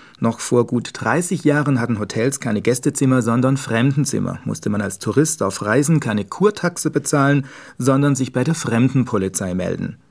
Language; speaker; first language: German; native; German